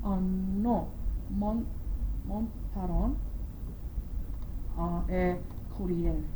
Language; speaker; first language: French; non-native, learner; Korean